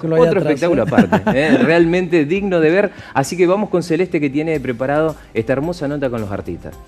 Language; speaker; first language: Spanish; native; Spanish